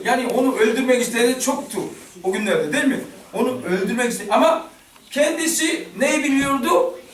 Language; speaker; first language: Turkish; non-native, learner; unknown